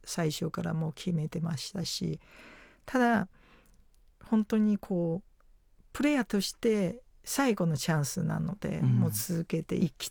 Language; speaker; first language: Japanese; non-native, fluent; Chinese